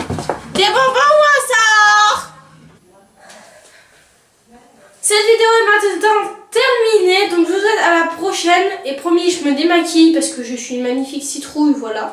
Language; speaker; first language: French; native; French